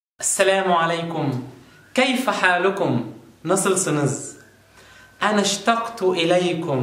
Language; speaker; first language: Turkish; non-native, learner; Arabic